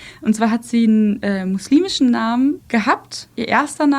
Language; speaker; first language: German; early bilingual, other home language; Russian